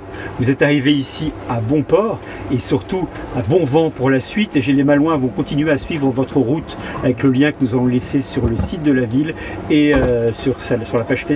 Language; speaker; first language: French; native; French